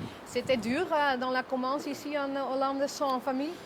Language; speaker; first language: French; non-native, learner; Dutch